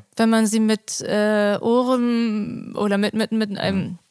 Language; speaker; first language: German; native; German